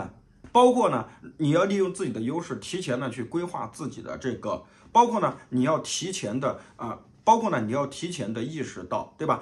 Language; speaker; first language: Chinese; native; Chinese